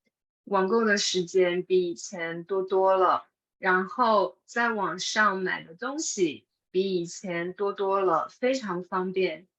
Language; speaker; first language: Chinese; non-native, fluent; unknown